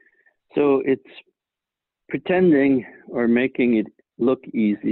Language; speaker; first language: English; non-native, fluent; Swiss German